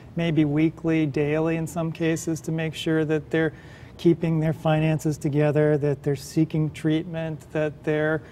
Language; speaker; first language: English; native; English